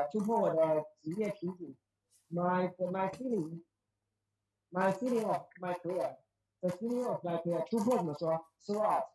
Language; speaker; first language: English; non-native, learner; Chinese